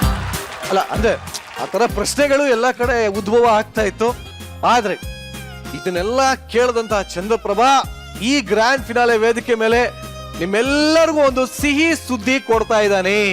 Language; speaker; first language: Kannada; native; Kannada